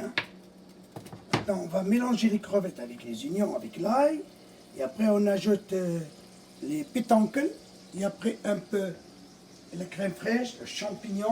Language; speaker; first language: French; non-native, fluent; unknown